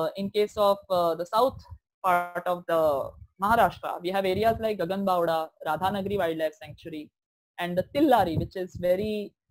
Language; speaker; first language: English; non-native, local second language; Marathi